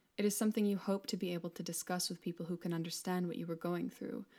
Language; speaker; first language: English; non-native, fluent; Spanish